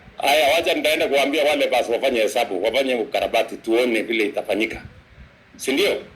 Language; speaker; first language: Swahili; non-native, local second language; Kalenjin